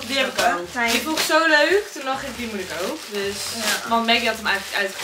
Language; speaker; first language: Dutch; native; Dutch